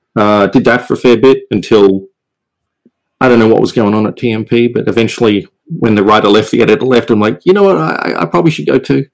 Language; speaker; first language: English; native; English